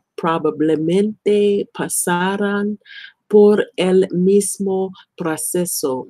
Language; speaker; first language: Spanish; non-native, learner; English